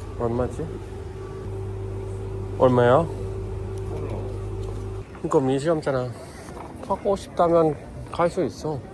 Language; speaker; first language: Korean; non-native, learner; Thai